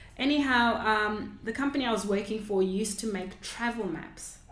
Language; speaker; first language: English; non-native, local second language; Shona